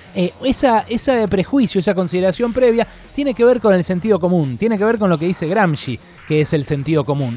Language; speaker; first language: Spanish; native; Spanish